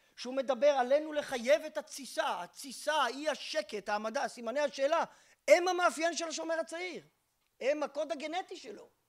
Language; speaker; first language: Hebrew; native; Hebrew